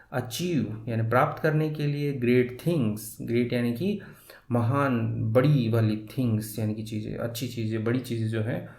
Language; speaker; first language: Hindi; native; Hindi